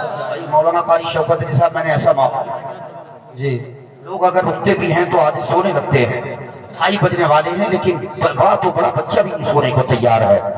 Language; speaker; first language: Urdu; native; Urdu